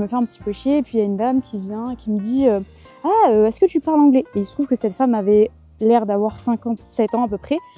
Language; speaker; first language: French; native; French